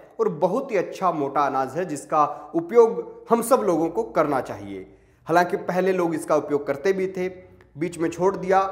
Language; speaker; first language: Hindi; native; Hindi